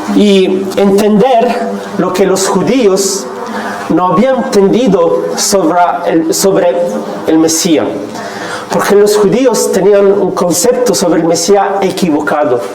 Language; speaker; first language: Spanish; non-native, fluent; Italian